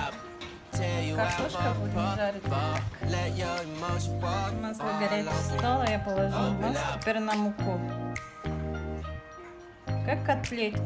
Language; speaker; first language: Russian; non-native, learner; Tajik